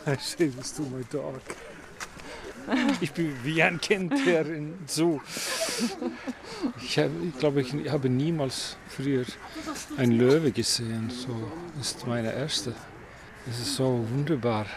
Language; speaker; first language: German; non-native, learner; Icelandic